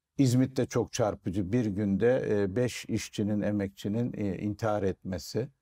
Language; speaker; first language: Turkish; native; Turkish